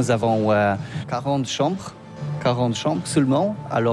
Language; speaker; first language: French; non-native, learner; Polish